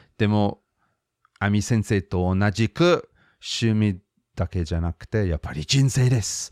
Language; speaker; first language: Japanese; non-native, fluent; English